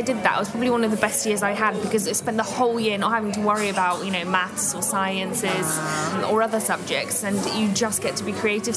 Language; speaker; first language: English; native; English